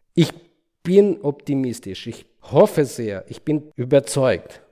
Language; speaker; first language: German; non-native, fluent; Ukrainian